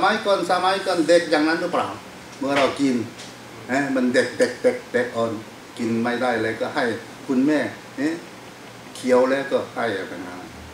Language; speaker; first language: Thai; non-native, fluent; Korean